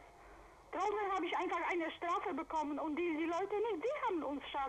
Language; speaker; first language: German; non-native, fluent; Polish